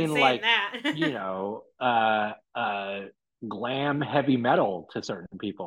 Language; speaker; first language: English; non-native, local second language; Cantonese